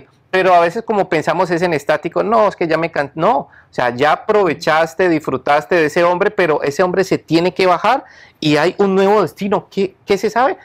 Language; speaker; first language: Spanish; native; Spanish